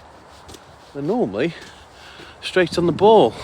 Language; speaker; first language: English; native; English